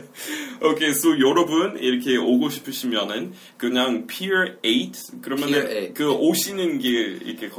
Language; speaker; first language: Korean; non-native, fluent; English